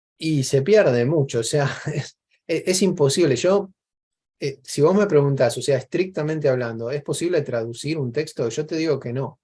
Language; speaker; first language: Spanish; native; Spanish